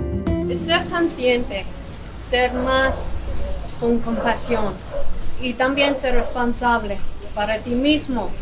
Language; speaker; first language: Spanish; non-native, fluent; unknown